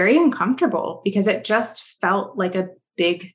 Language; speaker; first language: English; native; English